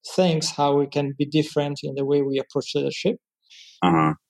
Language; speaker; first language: English; non-native, fluent; Italian